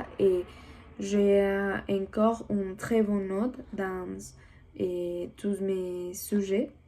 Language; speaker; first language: French; non-native, learner; Spanish